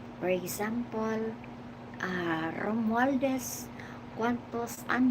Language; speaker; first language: Spanish; non-native, learner; Filipino